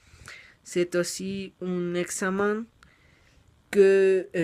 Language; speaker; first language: French; non-native, learner; Spanish